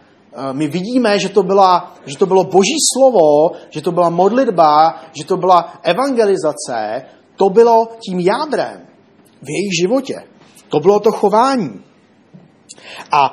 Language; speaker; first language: Czech; native; Czech